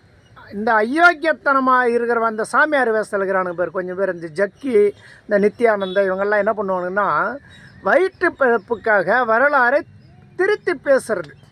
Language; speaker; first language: Tamil; native; Tamil